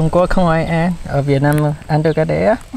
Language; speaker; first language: Vietnamese; non-native, fluent; Chinese